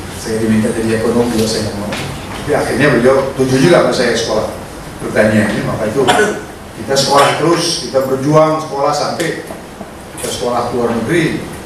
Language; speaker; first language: Indonesian; non-native, local second language; Punjabi